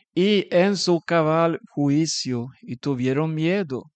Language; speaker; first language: Spanish; non-native, fluent; Swedish